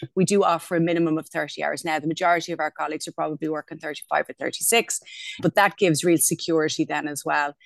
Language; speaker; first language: English; native; English